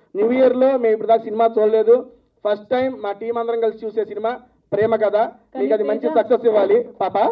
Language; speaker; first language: Telugu; native; Telugu